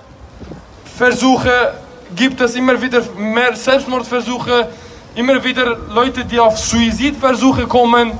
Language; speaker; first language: German; non-native, fluent; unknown